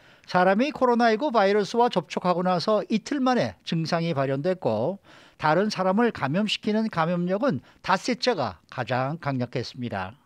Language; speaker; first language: Korean; native; Korean